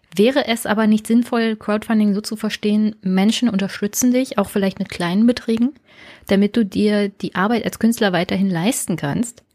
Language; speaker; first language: German; native; German